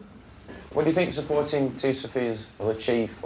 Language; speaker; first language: English; native; English